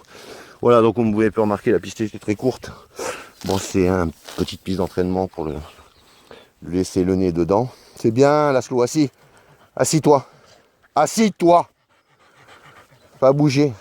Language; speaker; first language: French; native; French